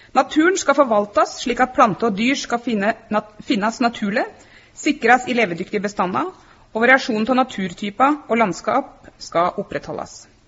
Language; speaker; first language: Norwegian; native; Norwegian